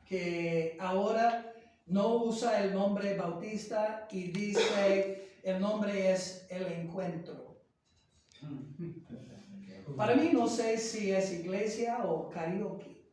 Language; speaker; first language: Spanish; non-native, fluent; English